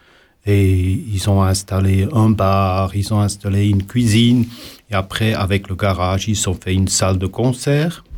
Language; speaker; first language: French; non-native, local second language; German